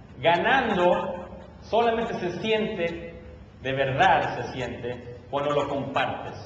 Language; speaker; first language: Spanish; early bilingual, heritage; Spanish